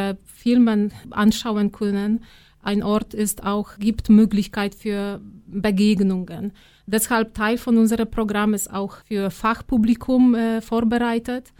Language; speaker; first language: German; non-native, fluent; Polish